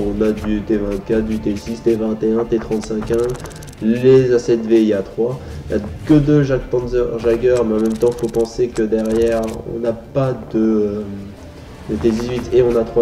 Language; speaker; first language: French; native; French